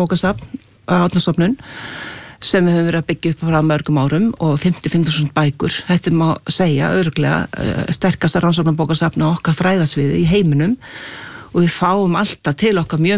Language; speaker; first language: Icelandic; native; Icelandic